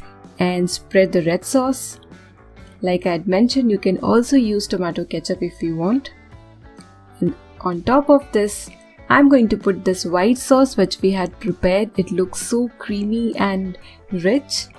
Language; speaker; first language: English; non-native, local second language; Hindi